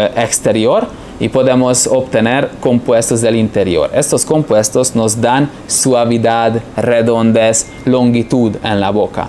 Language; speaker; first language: Spanish; non-native, fluent; Hungarian